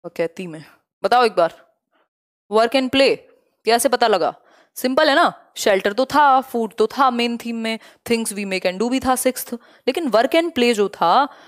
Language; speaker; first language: Hindi; native; Hindi